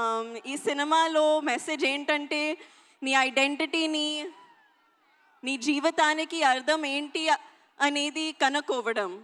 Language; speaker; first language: Telugu; non-native, learner; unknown